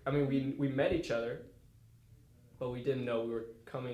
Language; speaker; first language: English; non-native, local second language; Cantonese